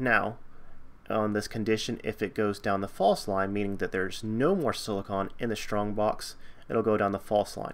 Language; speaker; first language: English; native; English